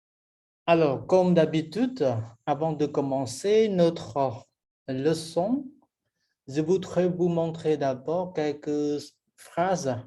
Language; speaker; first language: French; non-native, fluent; Khmer